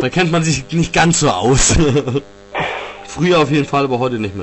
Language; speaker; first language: German; native; German